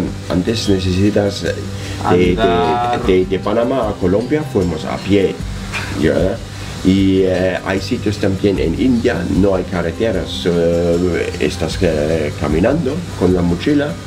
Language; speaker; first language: Spanish; non-native, learner; German